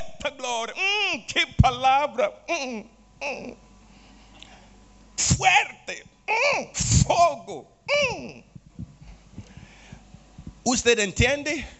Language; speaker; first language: Spanish; non-native, learner; Portuguese